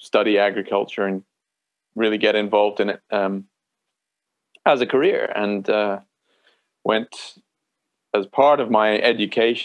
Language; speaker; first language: English; native; English